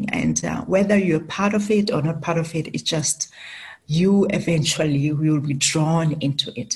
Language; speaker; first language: English; non-native, local second language; Southern Sotho